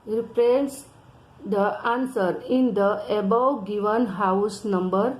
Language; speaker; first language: English; non-native, local second language; Gujarati